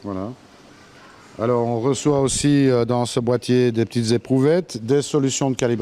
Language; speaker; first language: French; native; French